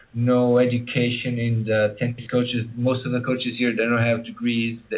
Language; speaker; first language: English; early bilingual, other home language; Portuguese